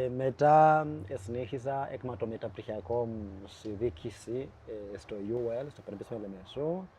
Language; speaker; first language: Greek; non-native, fluent; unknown